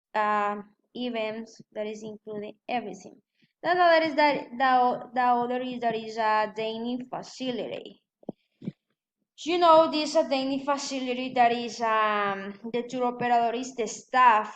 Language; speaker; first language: English; non-native, learner; Spanish